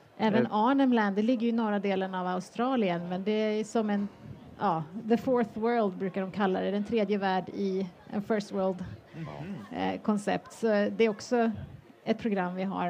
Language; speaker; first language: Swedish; native; Swedish